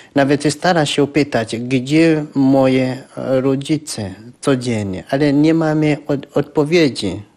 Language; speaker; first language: Polish; non-native, fluent; Swahili